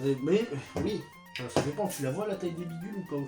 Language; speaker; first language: French; native; French